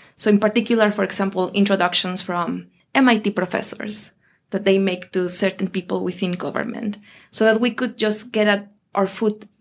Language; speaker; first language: English; non-native, fluent; Spanish